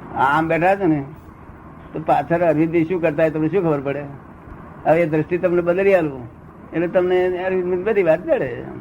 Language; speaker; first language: Gujarati; native; Gujarati